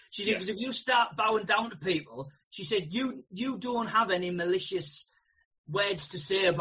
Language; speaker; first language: English; native; English